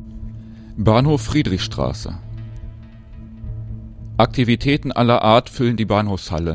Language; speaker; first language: German; native; German